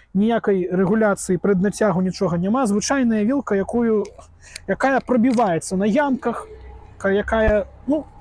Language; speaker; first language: Belarusian; non-native, local second language; Russian